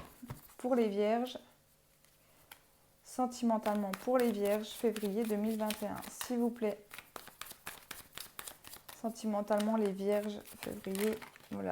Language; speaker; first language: French; native; French